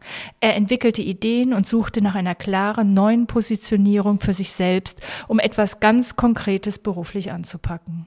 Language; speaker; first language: German; native; German